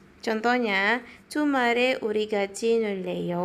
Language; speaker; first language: Korean; non-native, fluent; Indonesian